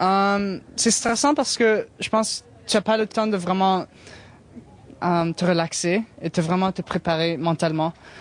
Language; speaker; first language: French; non-native, local second language; English